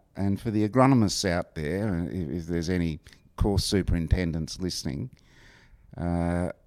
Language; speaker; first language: English; native; English